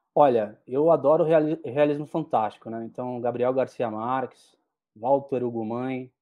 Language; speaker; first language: Portuguese; native; Portuguese